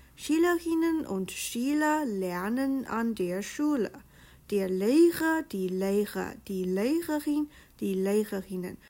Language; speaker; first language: German; non-native, fluent; Chinese